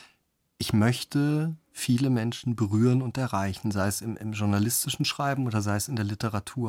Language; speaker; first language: German; native; German